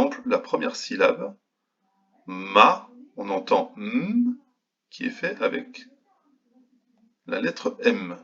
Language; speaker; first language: French; native; French